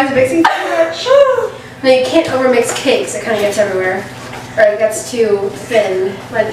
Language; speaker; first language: English; native; English